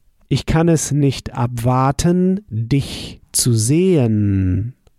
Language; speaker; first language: German; native; German